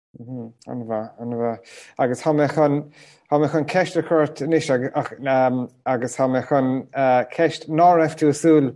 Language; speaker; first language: Irish; non-native, local second language; English